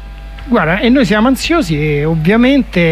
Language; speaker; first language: Italian; native; Italian